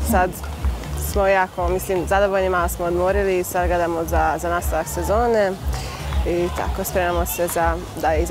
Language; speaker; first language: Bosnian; non-native, local second language; Hungarian